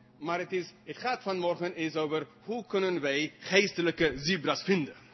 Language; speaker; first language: Dutch; non-native, fluent; English